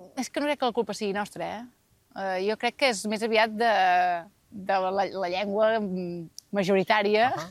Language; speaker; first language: Catalan; native; Catalan